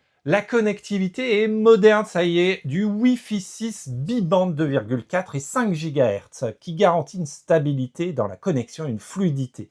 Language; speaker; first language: French; native; French